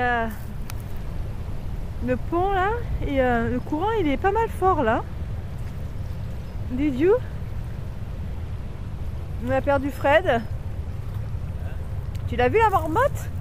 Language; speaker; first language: French; native; French